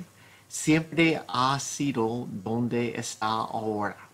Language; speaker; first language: Spanish; non-native, learner; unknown